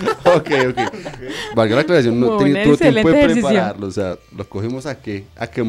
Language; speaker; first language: Spanish; native; Spanish